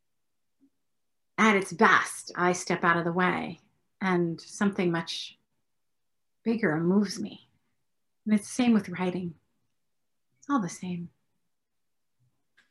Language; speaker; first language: English; native; English